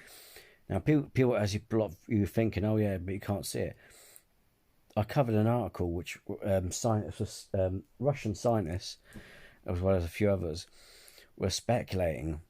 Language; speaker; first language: English; native; English